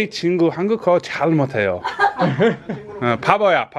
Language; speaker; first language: Korean; non-native, learner; English